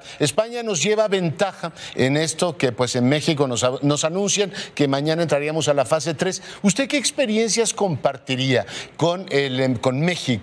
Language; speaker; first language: Spanish; native; Spanish